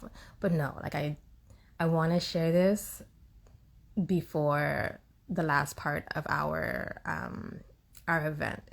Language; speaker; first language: English; native; English